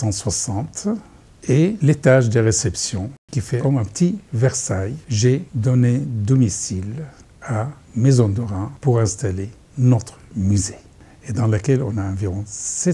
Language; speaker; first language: French; non-native, fluent; Arabic